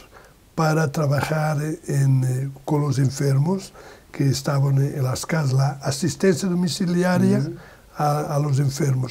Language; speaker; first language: Spanish; non-native, learner; Portuguese